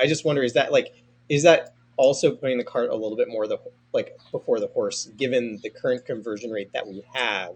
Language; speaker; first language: English; native; English